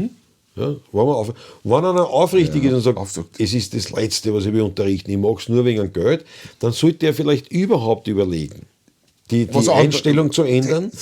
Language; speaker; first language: German; native; German